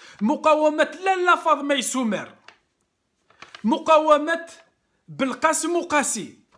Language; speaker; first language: Arabic; non-native, local second language; Kabyle